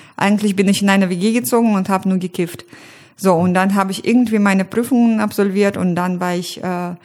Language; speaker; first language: German; non-native, fluent; Russian